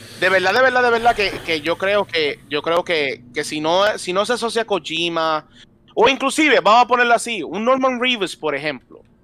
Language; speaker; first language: Spanish; native; Spanish